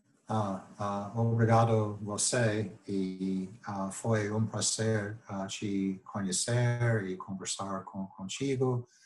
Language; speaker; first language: Portuguese; non-native, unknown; English